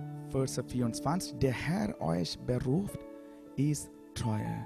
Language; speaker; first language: German; non-native, learner; Malayalam